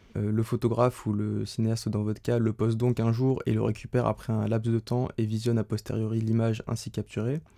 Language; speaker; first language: French; native; French